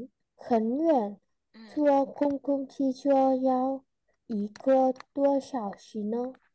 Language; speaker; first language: Chinese; non-native, learner; Vietnamese